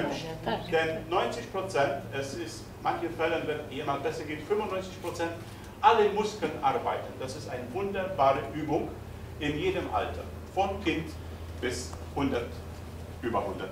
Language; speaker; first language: German; non-native, fluent; Polish